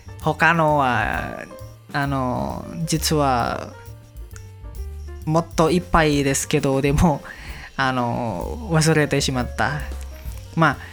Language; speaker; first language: Japanese; non-native, learner; Indonesian